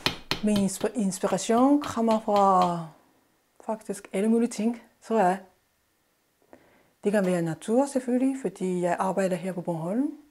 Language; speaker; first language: Danish; non-native, fluent; Japanese